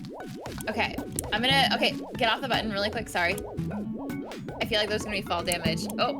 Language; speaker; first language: English; native; English